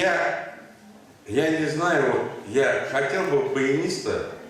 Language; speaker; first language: Russian; non-native, local second language; Tatar